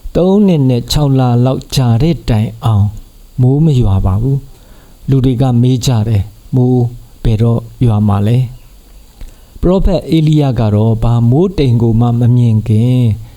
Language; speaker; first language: Burmese; non-native, local second language; S'gaw Karen